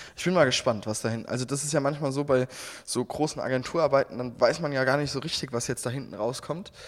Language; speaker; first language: German; native; German